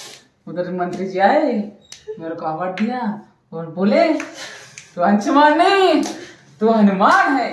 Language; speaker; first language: Hindi; non-native, local second language; Marathi